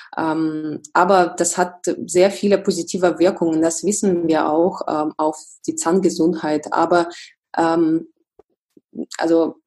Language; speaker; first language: German; non-native, fluent; Russian